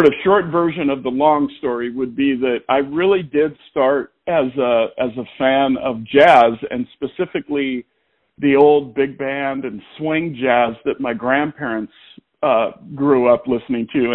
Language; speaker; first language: English; native; English